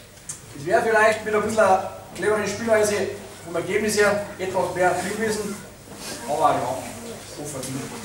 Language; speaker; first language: German; native; German